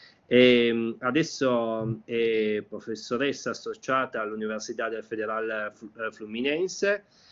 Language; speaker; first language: Italian; native; Italian